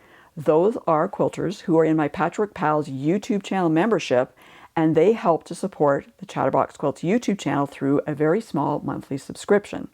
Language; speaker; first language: English; native; English